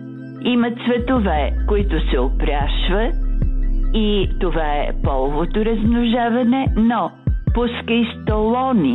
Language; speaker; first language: Bulgarian; native; Bulgarian